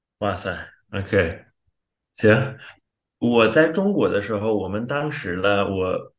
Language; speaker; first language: Chinese; non-native, fluent; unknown